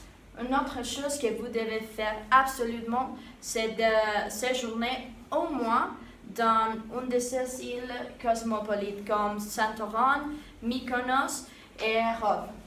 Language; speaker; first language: French; non-native, learner; Spanish